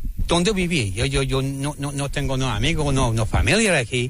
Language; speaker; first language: Spanish; non-native, learner; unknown